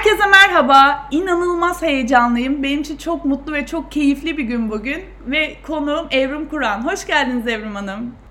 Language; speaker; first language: Turkish; native; Turkish